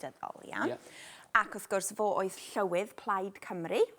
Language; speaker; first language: Welsh; native; Welsh